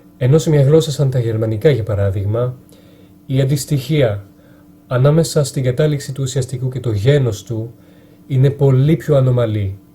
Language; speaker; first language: Greek; non-native, fluent; French